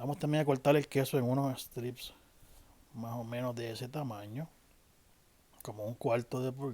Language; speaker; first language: Spanish; native; Spanish